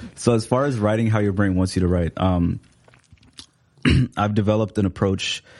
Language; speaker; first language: English; early bilingual, other home language; Somali